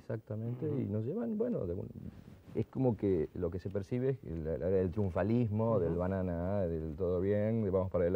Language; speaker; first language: Spanish; native; Spanish